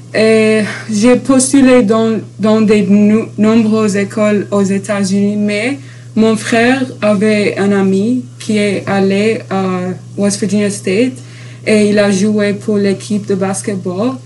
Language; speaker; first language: French; non-native, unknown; Arabic